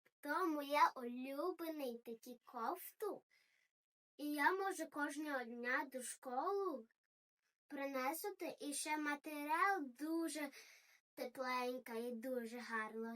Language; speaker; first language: Ukrainian; early bilingual, heritage; Ukrainian